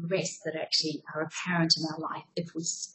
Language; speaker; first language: English; native; English